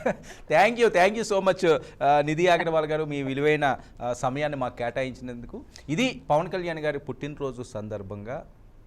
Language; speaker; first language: Telugu; native; Telugu